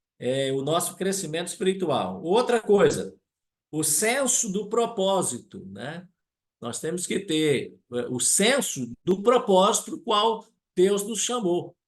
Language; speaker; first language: Portuguese; non-native, local second language; German